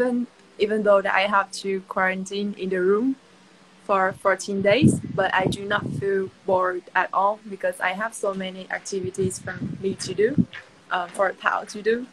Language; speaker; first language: English; non-native, fluent; Vietnamese